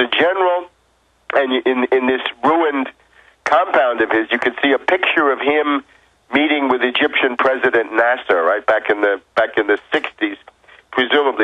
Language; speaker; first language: English; native; English